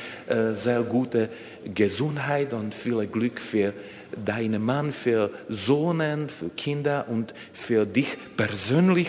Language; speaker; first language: German; non-native, learner; Slovak